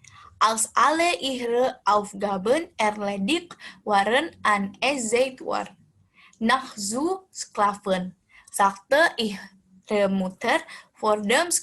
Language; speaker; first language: German; non-native, learner; Indonesian